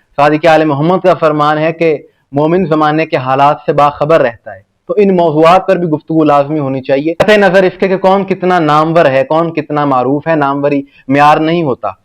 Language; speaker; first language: Urdu; native; Urdu